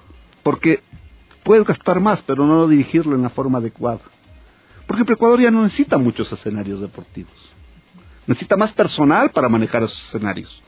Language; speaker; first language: Spanish; native; Spanish